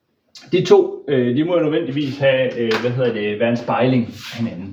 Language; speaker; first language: Danish; native; Danish